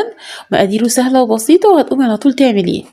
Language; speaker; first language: Arabic; native; Arabic